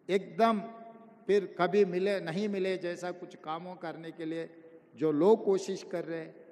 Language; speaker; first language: Hindi; non-native, local second language; Telugu